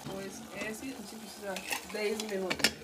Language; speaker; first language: Portuguese; non-native, learner; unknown